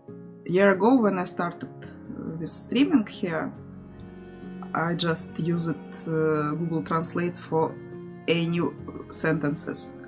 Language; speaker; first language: English; non-native, learner; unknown